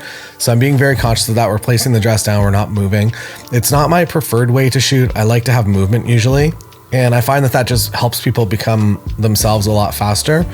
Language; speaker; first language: English; native; English